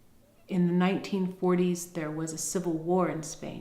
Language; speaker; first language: English; native; English